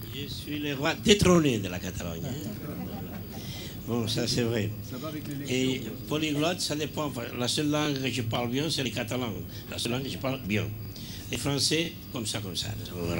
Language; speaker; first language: French; non-native, fluent; Catalan